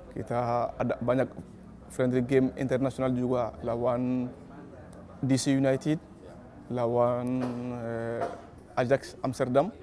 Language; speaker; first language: Indonesian; non-native, learner; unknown